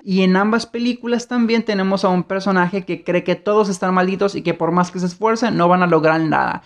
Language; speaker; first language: Spanish; native; Spanish